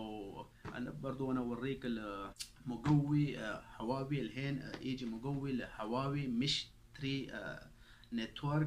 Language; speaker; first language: Arabic; non-native, learner; Urdu